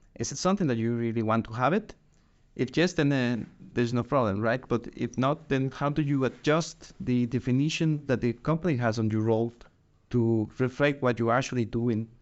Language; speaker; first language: English; non-native, fluent; Spanish